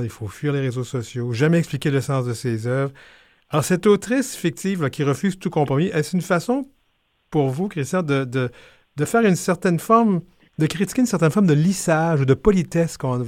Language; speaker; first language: French; native; French